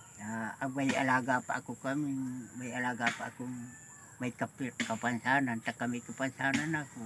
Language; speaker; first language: Filipino; native; Filipino